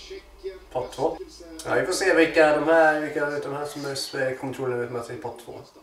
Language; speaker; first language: Swedish; native; Swedish